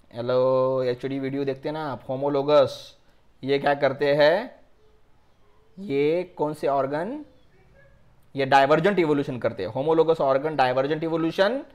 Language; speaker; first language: Hindi; non-native, local second language; Marathi